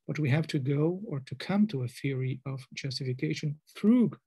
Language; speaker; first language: English; non-native, fluent; Portuguese